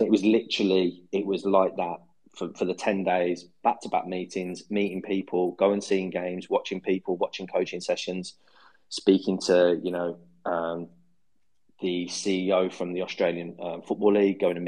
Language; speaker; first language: English; native; English